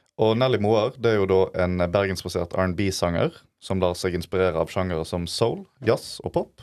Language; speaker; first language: Norwegian; native; Norwegian